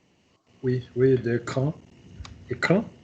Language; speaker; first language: French; non-native, learner; Portuguese